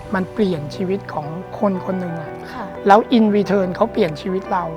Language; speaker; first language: Thai; native; Thai